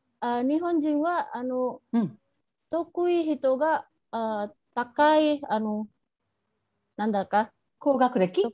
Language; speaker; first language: Japanese; non-native, learner; Indonesian